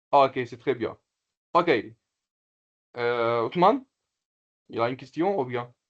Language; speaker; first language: French; non-native, local second language; Comorian